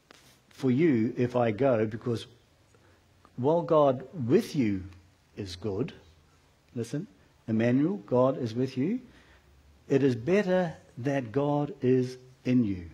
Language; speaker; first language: English; native; English